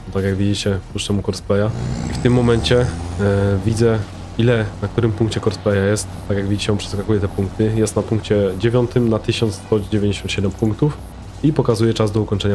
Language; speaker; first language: Polish; native; Polish